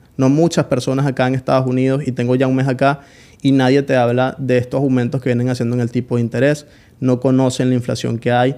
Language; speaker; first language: Spanish; native; Spanish